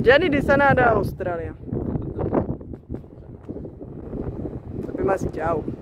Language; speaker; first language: Indonesian; non-native, fluent; Czech